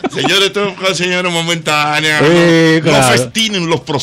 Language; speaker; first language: Spanish; native; Spanish